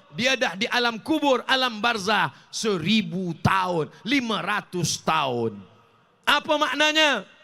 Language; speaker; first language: Malay; native; Malay